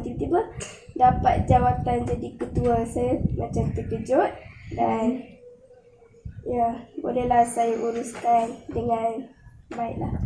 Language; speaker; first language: Malay; native; Malay